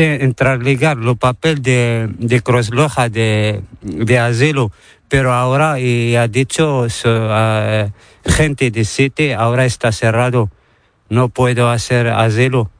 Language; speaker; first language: Spanish; non-native, learner; Arabic